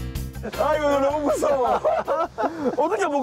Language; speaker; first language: Korean; non-native, fluent; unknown